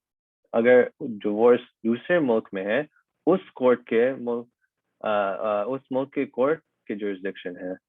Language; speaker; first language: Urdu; early bilingual, heritage; Urdu